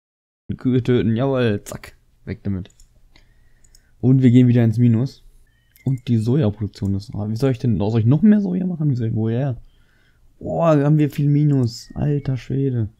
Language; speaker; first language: German; native; German